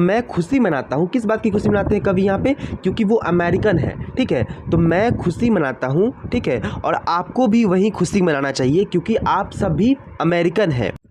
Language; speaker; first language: Hindi; native; Hindi